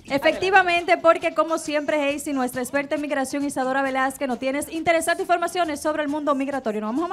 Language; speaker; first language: Spanish; native; Spanish